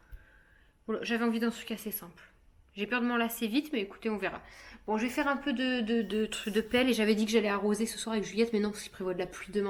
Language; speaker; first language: French; native; French